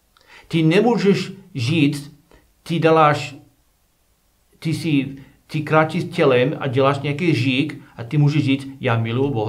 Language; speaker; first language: Czech; non-native, learner; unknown